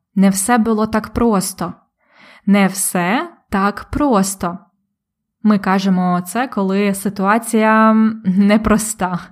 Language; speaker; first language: Ukrainian; native; Ukrainian